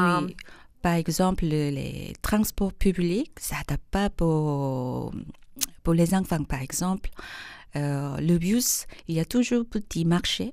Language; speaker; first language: French; non-native, fluent; Korean